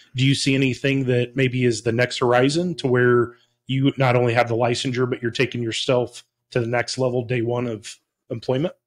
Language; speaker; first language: English; native; English